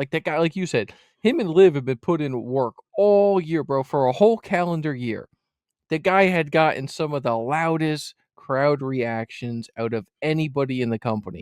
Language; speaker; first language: English; native; English